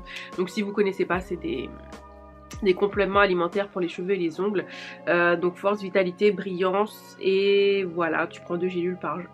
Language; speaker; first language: French; native; French